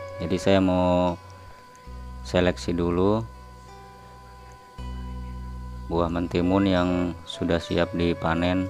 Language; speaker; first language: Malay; non-native, local second language; Sundanese